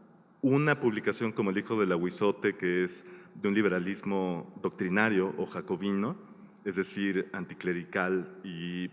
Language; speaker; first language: Spanish; native; Spanish